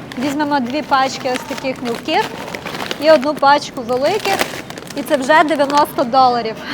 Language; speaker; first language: Ukrainian; non-native, local second language; Russian